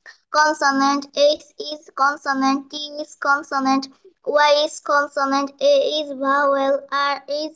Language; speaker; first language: English; non-native, learner; Bangla